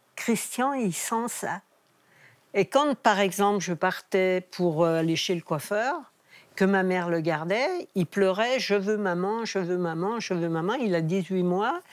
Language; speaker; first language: French; native; French